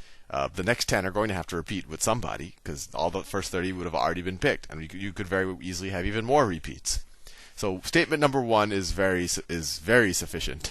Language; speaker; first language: English; native; English